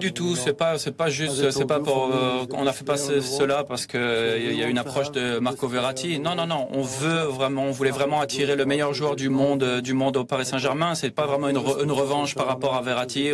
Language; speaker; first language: French; non-native, fluent; Arabic